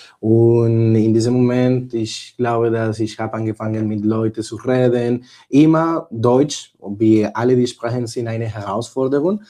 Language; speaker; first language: German; non-native, learner; Spanish